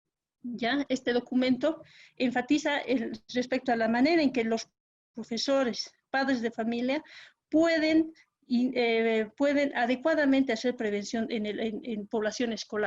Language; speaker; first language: Spanish; native; Spanish